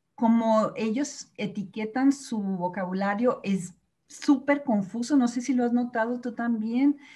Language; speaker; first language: Spanish; native; Spanish